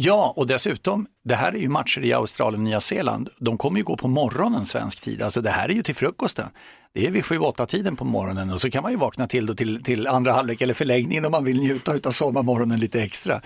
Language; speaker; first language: Swedish; native; Swedish